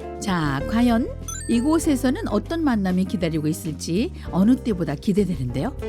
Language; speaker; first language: Korean; native; Korean